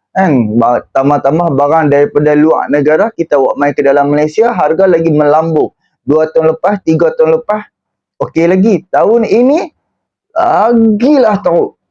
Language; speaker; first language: Malay; native; Malay